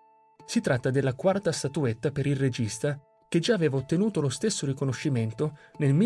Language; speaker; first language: Italian; native; Italian